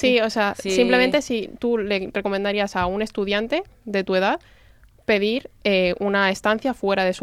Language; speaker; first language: Spanish; native; Spanish